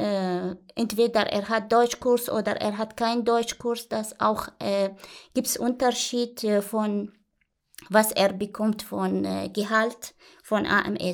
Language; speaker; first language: German; non-native, learner; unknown